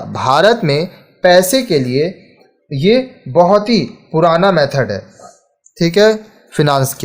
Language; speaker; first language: Hindi; native; Hindi